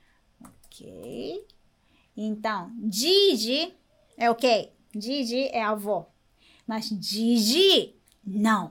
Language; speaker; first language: Portuguese; non-native, fluent; Japanese